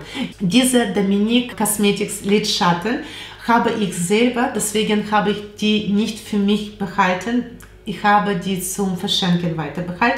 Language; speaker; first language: German; non-native, learner; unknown